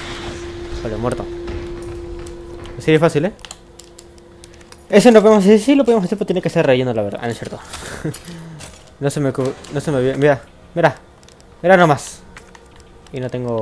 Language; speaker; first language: Spanish; native; Spanish